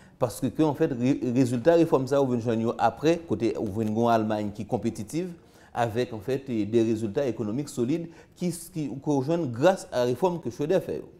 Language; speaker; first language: French; non-native, local second language; Haitian Creole